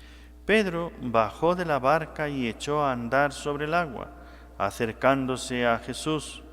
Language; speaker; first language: Spanish; native; Spanish